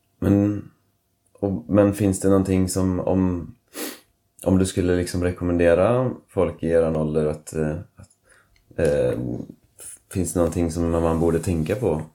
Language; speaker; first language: Swedish; native; Swedish